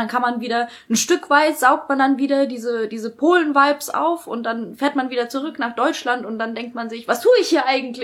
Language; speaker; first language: German; early bilingual, other home language; Polish